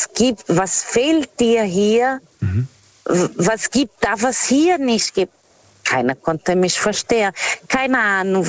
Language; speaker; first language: German; non-native, fluent; Portuguese